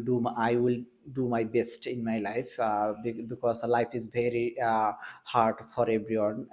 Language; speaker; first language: English; non-native, learner; Bangla